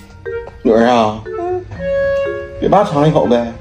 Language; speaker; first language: Chinese; native; Chinese